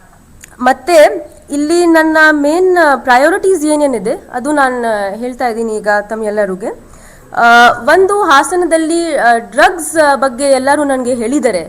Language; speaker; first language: Kannada; non-native, local second language; Hindi